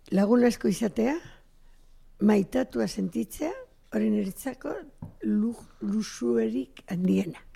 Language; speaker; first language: Basque; non-native, local second language; Spanish